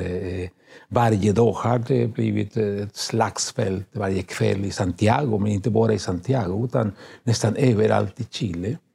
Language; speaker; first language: Swedish; non-native, fluent; Spanish